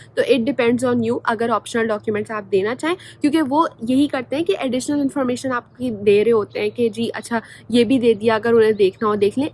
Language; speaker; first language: Urdu; native; Urdu